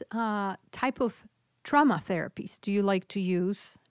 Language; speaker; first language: English; non-native, fluent; Polish